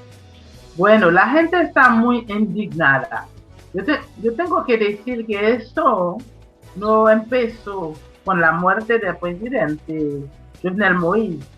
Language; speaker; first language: Spanish; non-native, fluent; Haitian Creole